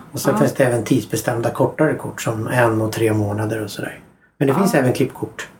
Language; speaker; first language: Swedish; native; Swedish